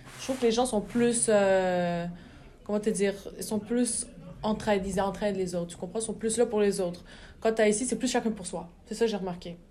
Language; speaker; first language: French; native; French